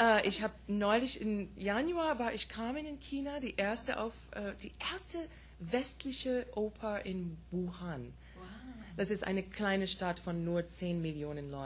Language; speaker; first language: German; non-native, fluent; English